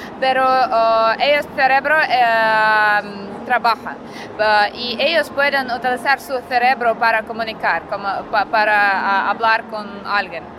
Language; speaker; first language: Spanish; non-native, learner; Russian